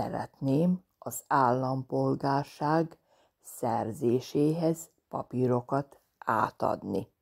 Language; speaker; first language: Hungarian; non-native, fluent; Serbian